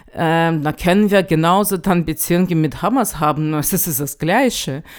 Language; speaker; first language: German; non-native, fluent; Ukrainian